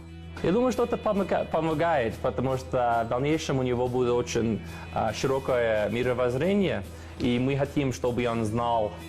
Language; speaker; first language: Russian; non-native, fluent; English